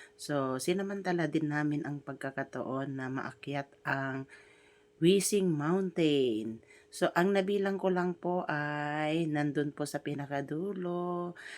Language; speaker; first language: Filipino; native; Filipino